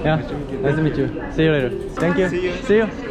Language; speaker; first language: English; non-native, learner; Korean